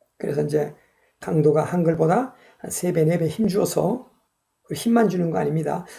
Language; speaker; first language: Korean; native; Korean